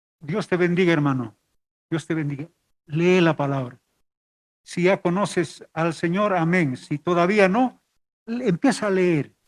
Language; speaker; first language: Spanish; non-native, local second language; Aymara